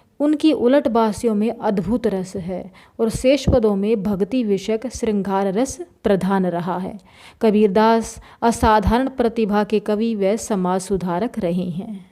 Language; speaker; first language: Hindi; native; Hindi